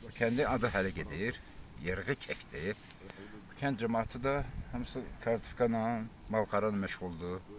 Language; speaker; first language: Azerbaijani; non-native, local second language; Lezghian